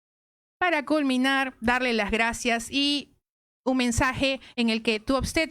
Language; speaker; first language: Spanish; native; Spanish